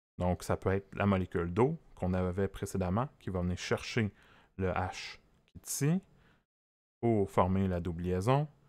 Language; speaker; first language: French; native; French